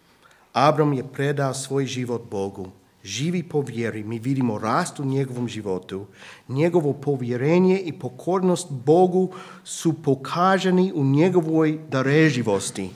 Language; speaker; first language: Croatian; non-native, fluent; English